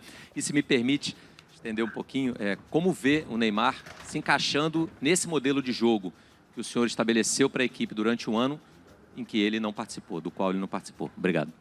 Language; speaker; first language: Portuguese; native; Portuguese